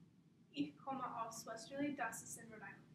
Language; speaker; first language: German; non-native, learner; English